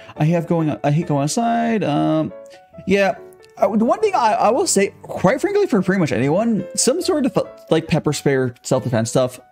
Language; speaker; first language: English; native; English